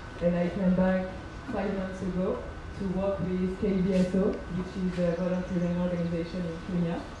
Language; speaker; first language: English; non-native, fluent; French